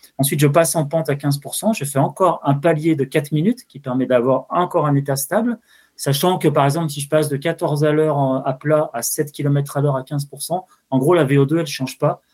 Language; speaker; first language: French; native; French